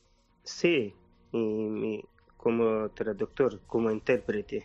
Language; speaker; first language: Spanish; non-native, learner; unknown